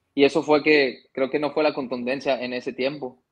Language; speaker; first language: Spanish; early bilingual, heritage; Spanish